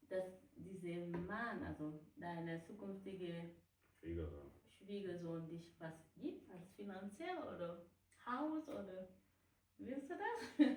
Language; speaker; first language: German; non-native, fluent; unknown